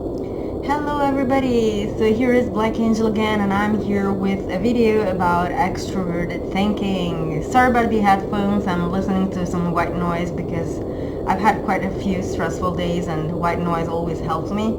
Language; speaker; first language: English; non-native, fluent; Italian